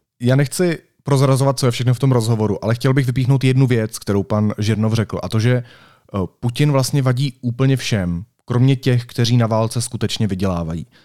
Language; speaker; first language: Czech; native; Czech